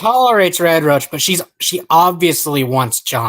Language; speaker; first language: English; native; English